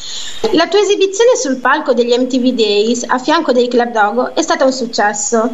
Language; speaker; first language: Italian; native; Italian